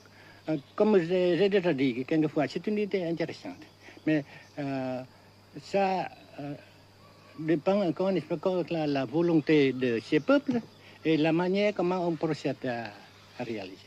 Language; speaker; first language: French; non-native, fluent; Vietnamese